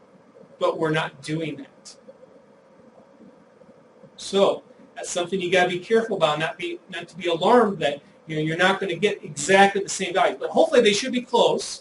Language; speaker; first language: English; native; English